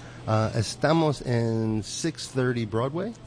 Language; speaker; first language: Spanish; non-native, learner; English